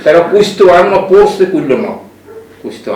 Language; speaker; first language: Italian; non-native, learner; Bangla